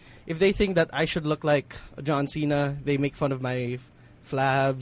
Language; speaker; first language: English; non-native, local second language; Hiligaynon